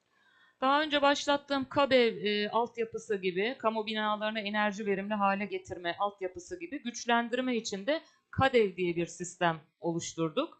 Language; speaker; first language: Turkish; native; Turkish